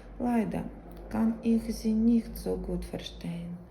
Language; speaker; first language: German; non-native, learner; Ukrainian